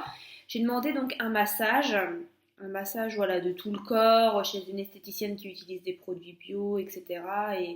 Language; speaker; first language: French; native; French